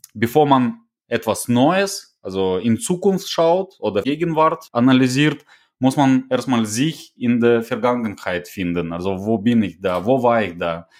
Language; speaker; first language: German; non-native, fluent; Russian